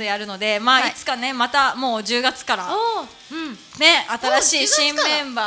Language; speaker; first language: Japanese; native; Japanese